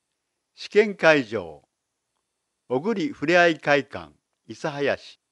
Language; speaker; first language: Japanese; native; Japanese